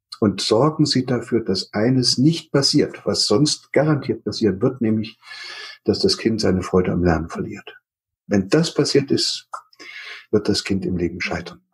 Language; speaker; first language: German; native; German